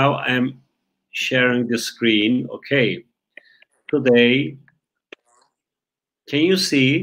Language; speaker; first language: English; non-native, fluent; Turkish